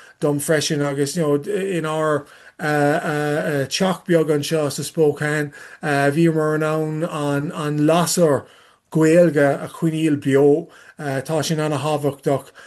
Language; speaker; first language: Irish; non-native, learner; English